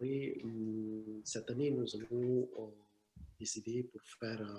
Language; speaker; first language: French; non-native, learner; Tamil